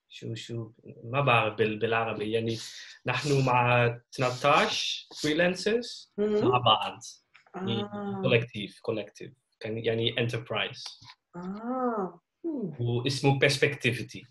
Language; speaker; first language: Arabic; non-native, learner; Dutch